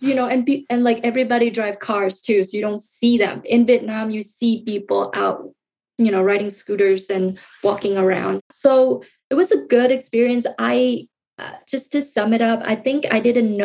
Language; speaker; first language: English; non-native, fluent; Vietnamese